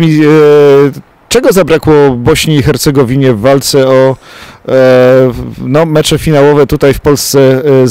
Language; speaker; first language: Polish; native; Polish